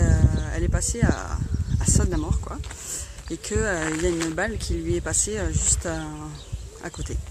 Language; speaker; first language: French; native; French